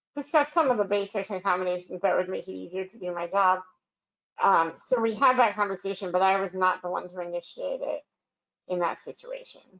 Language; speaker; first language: English; native; English